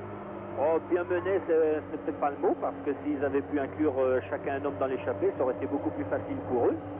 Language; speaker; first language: French; native; French